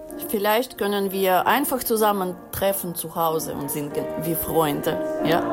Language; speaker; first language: German; non-native, learner; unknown